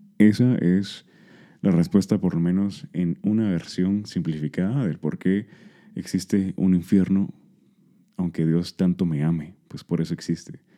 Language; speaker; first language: Spanish; early bilingual, heritage; Spanish